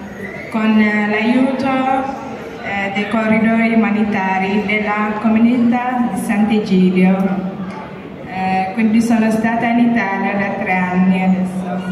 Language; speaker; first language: Italian; non-native, learner; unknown